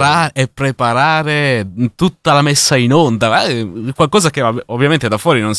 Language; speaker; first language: Italian; native; Italian